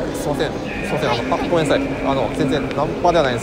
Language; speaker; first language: Japanese; native; Japanese